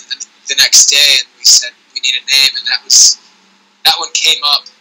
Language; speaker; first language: English; native; English